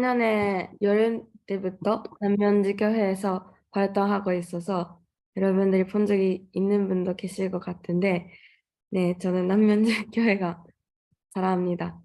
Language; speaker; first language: Korean; non-native, fluent; Japanese